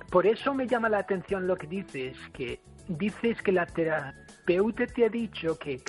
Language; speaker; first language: Spanish; non-native, fluent; English